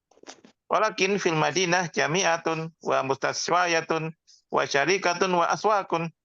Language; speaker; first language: Arabic; non-native, learner; Indonesian